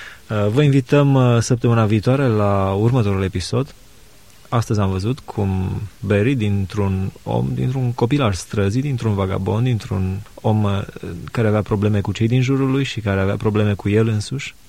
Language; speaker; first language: Romanian; native; Romanian